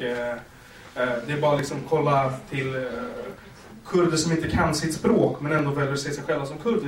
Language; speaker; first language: Swedish; early bilingual, other home language; Kurdish